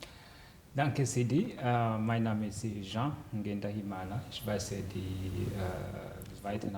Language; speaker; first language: German; non-native, learner; Kinyarwanda